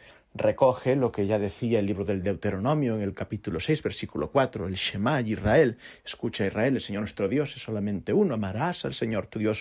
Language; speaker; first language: Spanish; native; Spanish